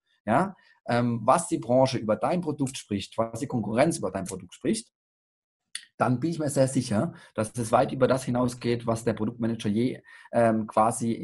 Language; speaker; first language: German; native; German